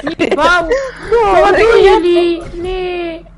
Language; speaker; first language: Dutch; non-native, local second language; French